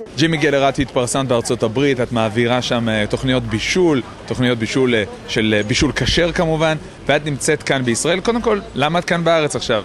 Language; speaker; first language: Hebrew; native; Hebrew